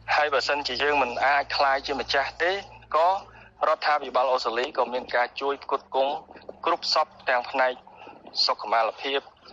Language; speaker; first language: Khmer; native; Khmer